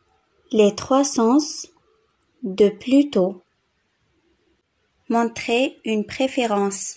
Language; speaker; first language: French; non-native, fluent; Arabic